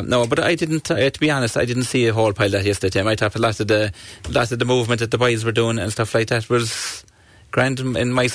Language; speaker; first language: English; native; English